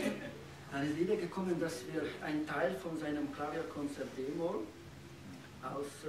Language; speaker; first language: German; non-native, fluent; Slovak